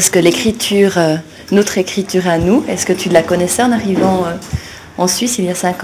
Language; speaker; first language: French; native; French